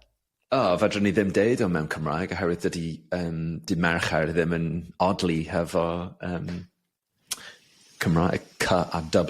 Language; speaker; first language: Welsh; non-native, local second language; English